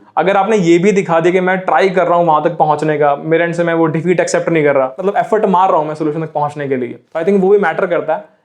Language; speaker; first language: Hindi; native; Hindi